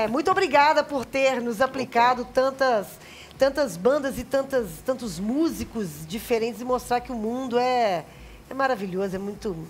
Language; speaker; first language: Portuguese; native; Portuguese